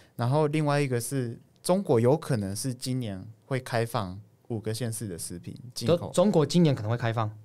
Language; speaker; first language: Chinese; non-native, fluent; Japanese